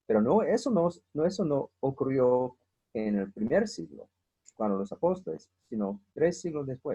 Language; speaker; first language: Spanish; non-native, fluent; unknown